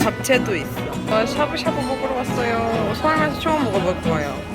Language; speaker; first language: Korean; non-native, learner; Turkish